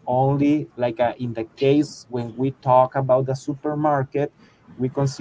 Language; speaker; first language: English; non-native, fluent; Spanish